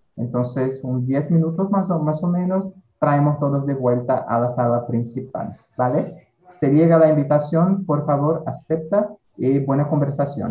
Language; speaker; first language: Spanish; non-native, fluent; Portuguese